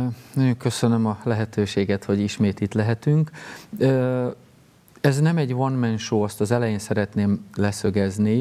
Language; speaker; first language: Hungarian; native; Hungarian